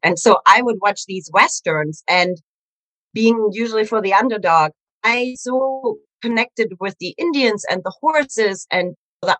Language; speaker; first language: English; non-native, fluent; German